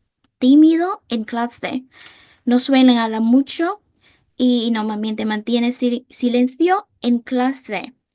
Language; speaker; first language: Spanish; non-native, fluent; Vietnamese